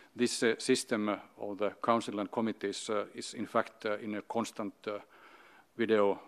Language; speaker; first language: English; non-native, fluent; Finnish